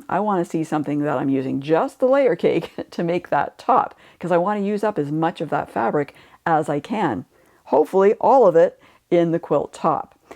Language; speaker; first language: English; native; English